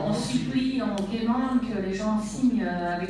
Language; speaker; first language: French; native; French